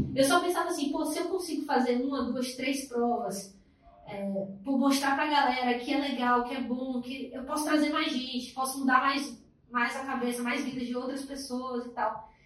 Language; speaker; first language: Portuguese; native; Portuguese